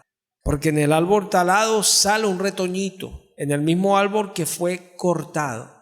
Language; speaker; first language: Spanish; native; Spanish